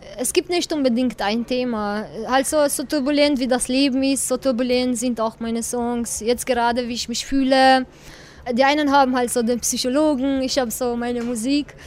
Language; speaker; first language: German; non-native, fluent; Albanian